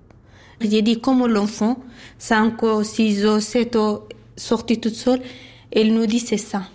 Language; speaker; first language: French; non-native, learner; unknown